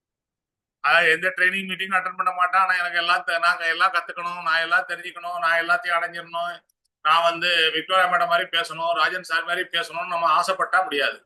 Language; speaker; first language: Tamil; native; Tamil